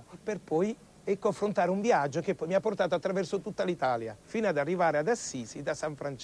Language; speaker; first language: Italian; native; Italian